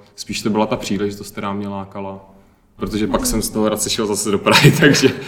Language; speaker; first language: Czech; native; Czech